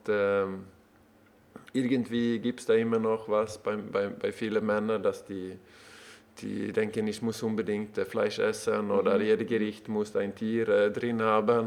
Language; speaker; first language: German; non-native, learner; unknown